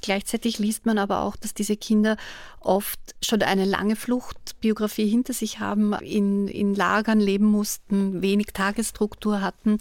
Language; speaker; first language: German; native; German